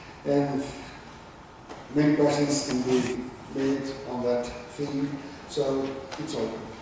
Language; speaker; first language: English; non-native, fluent; Portuguese